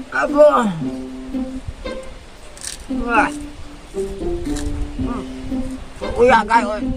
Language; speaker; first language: Indonesian; non-native, local second language; Sundanese